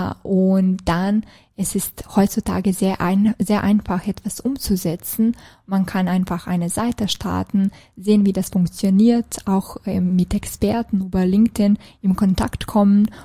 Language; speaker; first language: German; non-native, fluent; Serbian